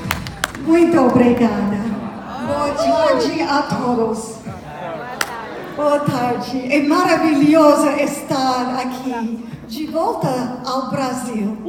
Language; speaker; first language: Portuguese; non-native, learner; English